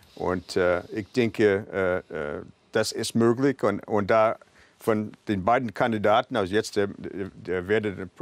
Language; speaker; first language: German; non-native, fluent; English